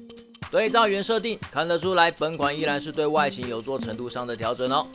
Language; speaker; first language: Chinese; native; Chinese